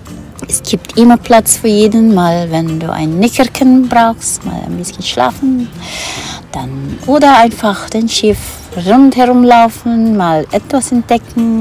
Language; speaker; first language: German; non-native, fluent; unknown